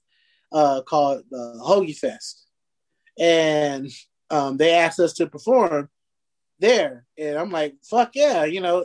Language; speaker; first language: English; native; English